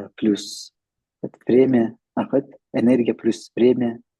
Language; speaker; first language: Russian; non-native, local second language; Kazakh